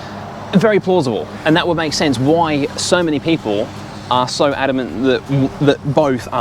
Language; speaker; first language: English; native; English